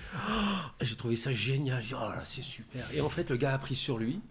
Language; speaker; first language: French; native; French